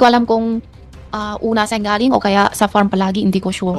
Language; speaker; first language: Filipino; non-native, learner; Chinese